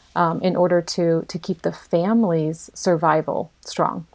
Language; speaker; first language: English; native; English